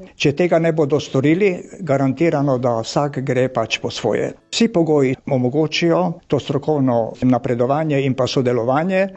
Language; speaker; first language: Slovenian; native; Slovenian